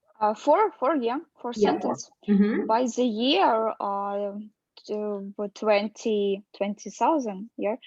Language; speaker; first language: English; non-native, learner; Russian